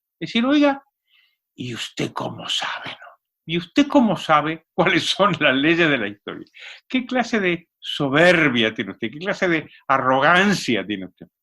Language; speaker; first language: Spanish; native; Spanish